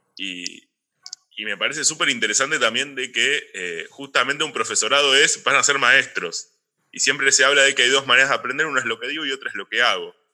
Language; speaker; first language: Spanish; native; Spanish